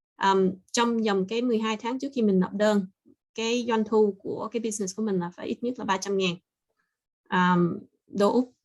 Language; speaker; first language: Vietnamese; early bilingual, heritage; Vietnamese